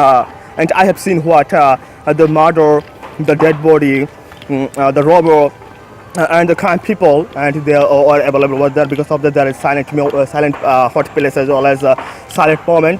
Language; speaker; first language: English; non-native, fluent; Bangla